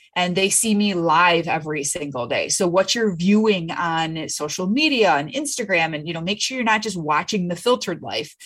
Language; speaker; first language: English; native; English